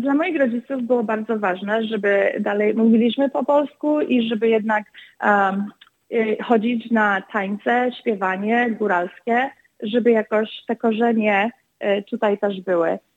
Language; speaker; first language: Polish; early bilingual, other home language; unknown